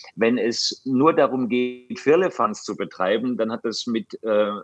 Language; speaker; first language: German; native; German